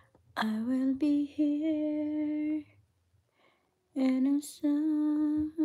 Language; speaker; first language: English; non-native, local second language; Cebuano